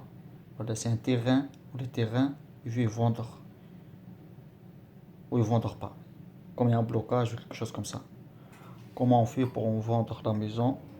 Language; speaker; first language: French; non-native, learner; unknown